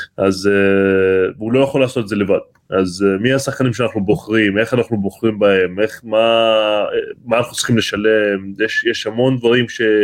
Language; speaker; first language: Hebrew; non-native, local second language; Arabic